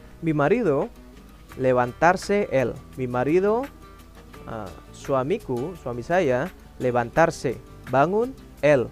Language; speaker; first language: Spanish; non-native, fluent; Indonesian